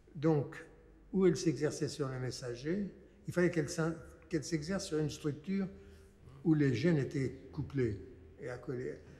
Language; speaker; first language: French; native; French